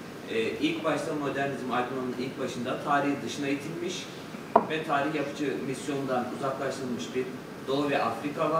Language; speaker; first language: Turkish; native; Turkish